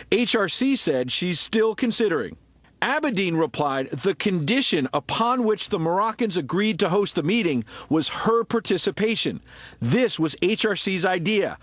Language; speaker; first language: English; native; English